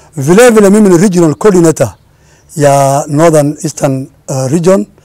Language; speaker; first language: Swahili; non-native, local second language; Somali